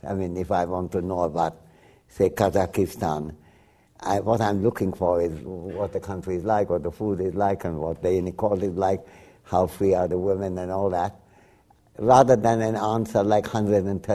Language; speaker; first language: English; non-native, local second language; Bangla